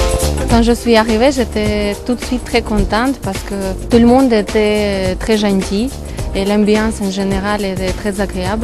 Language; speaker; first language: French; non-native, fluent; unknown